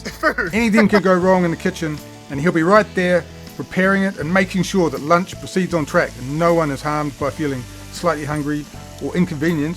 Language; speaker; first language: English; native; English